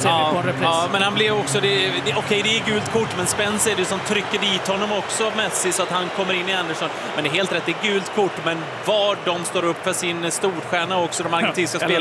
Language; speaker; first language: Swedish; native; Swedish